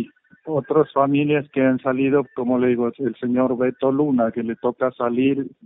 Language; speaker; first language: Spanish; native; Spanish